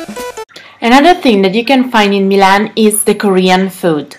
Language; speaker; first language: English; non-native, learner; Italian